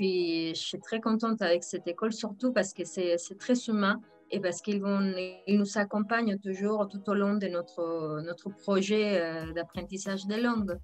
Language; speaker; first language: French; non-native, fluent; Spanish